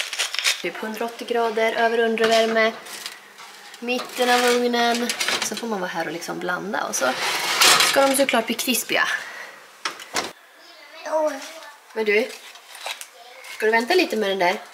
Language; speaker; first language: Swedish; native; Swedish